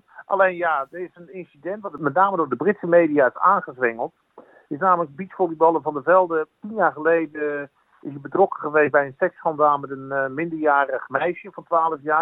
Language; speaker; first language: Dutch; native; Dutch